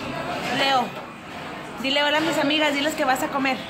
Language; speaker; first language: Spanish; native; Spanish